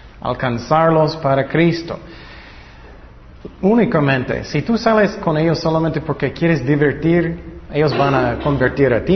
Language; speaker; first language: Spanish; non-native, fluent; English